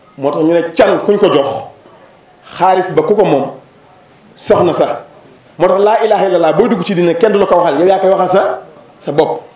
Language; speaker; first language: Wolof; native; Wolof